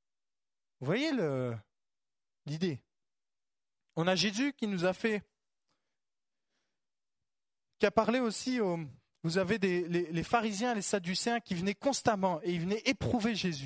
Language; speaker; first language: French; native; French